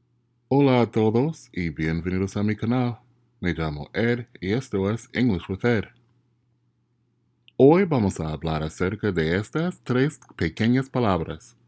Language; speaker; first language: Spanish; non-native, fluent; English